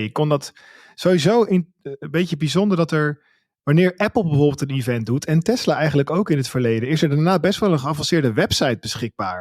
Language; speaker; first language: Dutch; native; Dutch